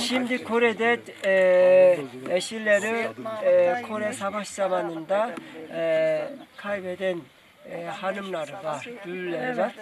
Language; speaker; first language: Turkish; non-native, learner; Korean